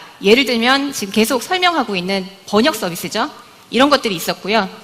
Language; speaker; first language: Korean; native; Korean